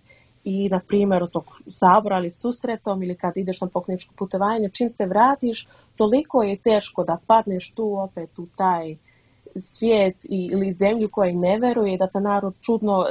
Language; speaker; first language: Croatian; early bilingual, heritage; Dutch